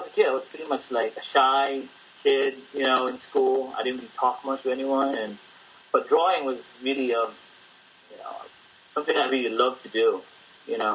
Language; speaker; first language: English; non-native, local second language; Filipino